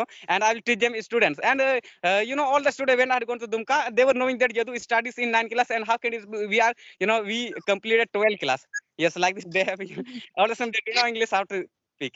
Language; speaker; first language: English; non-native, learner; Santali